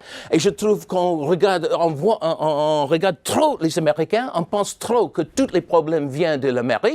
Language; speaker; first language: French; non-native, fluent; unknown